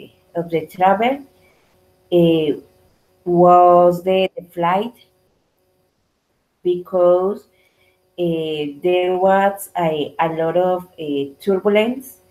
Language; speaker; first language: English; non-native, learner; Spanish